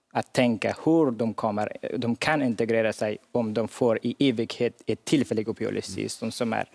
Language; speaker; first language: Swedish; non-native, fluent; Hazaragi